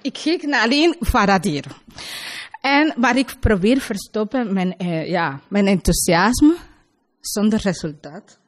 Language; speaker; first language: Dutch; non-native, learner; Spanish